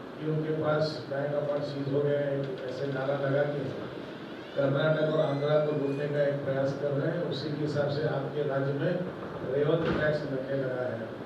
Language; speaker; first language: Hindi; non-native, local second language; Marathi